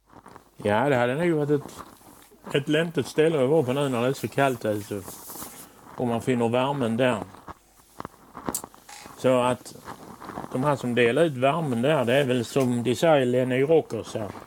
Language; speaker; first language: Swedish; native; Swedish